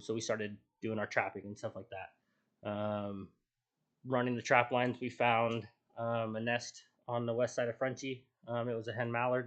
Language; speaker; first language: English; native; English